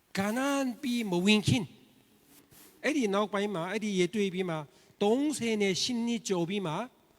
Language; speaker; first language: Burmese; non-native, learner; Korean